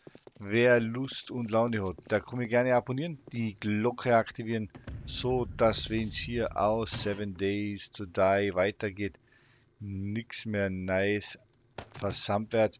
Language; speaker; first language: German; native; German